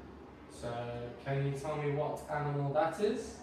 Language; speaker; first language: English; native; English